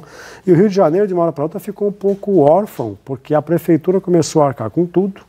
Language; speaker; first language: Portuguese; native; Portuguese